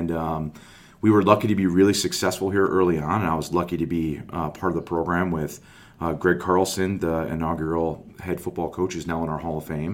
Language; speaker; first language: English; native; English